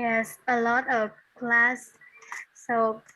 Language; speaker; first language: English; non-native, learner; Vietnamese